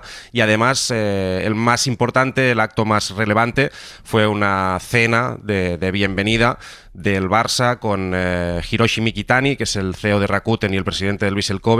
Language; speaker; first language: Spanish; native; Spanish